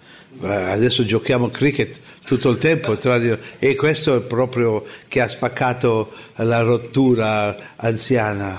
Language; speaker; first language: Italian; non-native, fluent; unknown